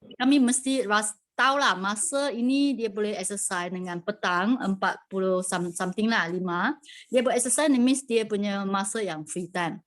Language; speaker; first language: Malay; non-native, local second language; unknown